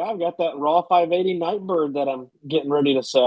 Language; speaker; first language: English; native; English